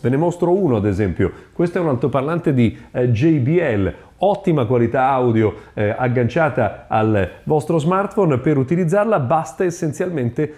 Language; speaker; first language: Italian; native; Italian